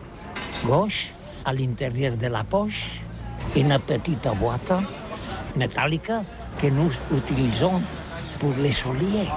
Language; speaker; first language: French; non-native, learner; Catalan